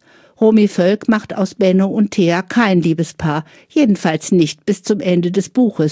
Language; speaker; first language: German; native; German